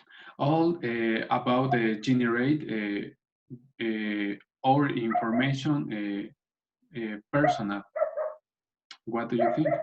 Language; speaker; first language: English; non-native, learner; Spanish